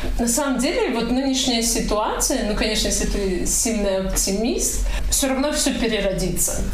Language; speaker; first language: Russian; non-native, local second language; Tajik